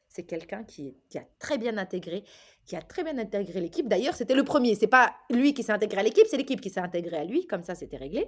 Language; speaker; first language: French; early bilingual, other home language; Arabic